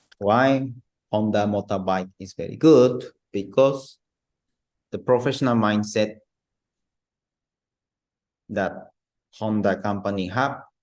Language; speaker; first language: English; non-native, learner; Japanese